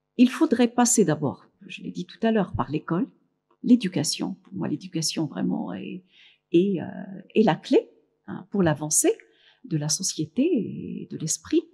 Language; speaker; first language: French; non-native, local second language; Arabic